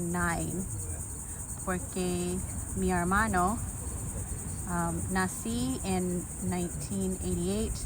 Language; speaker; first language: Spanish; non-native, learner; Lao